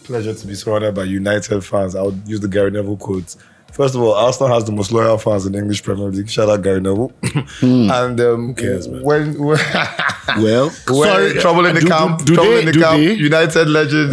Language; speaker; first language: English; native; English